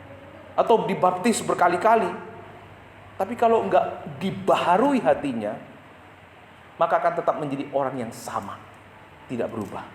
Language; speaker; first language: Indonesian; native; Indonesian